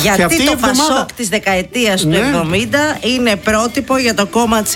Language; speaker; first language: Greek; native; Greek